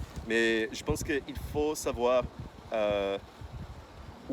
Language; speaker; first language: French; non-native, fluent; Portuguese